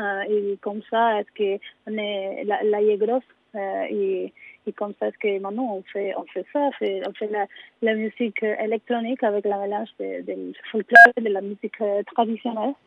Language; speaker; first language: French; non-native, learner; Spanish